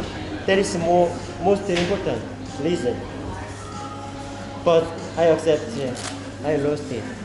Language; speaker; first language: English; non-native, learner; Korean